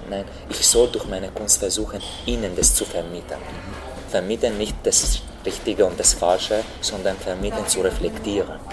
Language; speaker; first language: German; non-native, fluent; Arabic